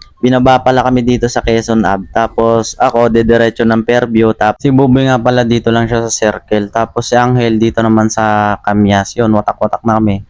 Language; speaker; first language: Filipino; non-native, local second language; Iloko